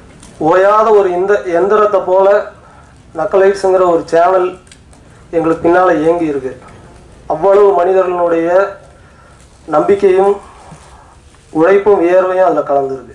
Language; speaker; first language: Tamil; native; Tamil